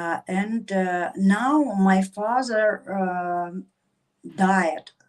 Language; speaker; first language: English; non-native, learner; Russian